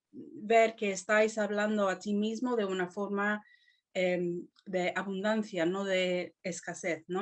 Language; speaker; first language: Spanish; non-native, fluent; English